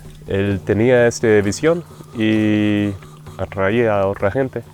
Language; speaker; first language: Spanish; non-native, fluent; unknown